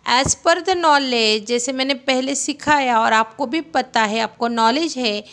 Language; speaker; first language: Hindi; non-native, local second language; Marathi